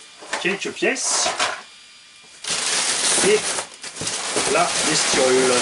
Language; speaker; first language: French; native; French